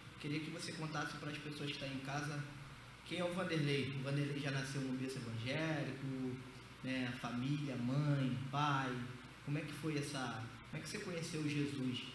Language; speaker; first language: Portuguese; native; Portuguese